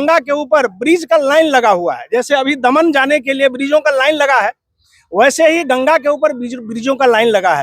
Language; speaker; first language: Hindi; native; Hindi